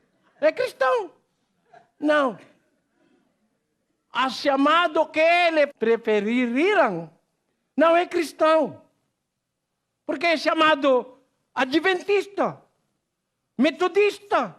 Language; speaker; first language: Portuguese; non-native, learner; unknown